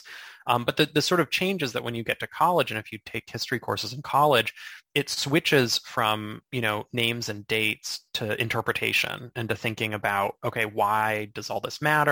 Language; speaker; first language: English; native; English